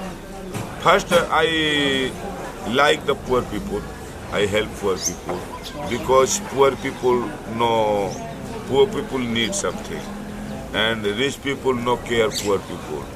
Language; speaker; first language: English; non-native, learner; Hindi